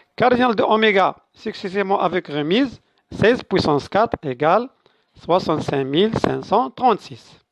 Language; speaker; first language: French; non-native, local second language; Arabic